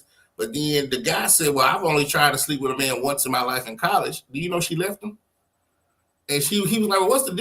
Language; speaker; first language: English; native; English